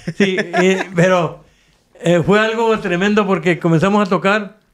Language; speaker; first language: Spanish; native; Spanish